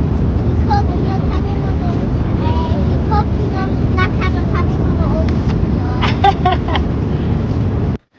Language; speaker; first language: Japanese; early bilingual, heritage; Japanese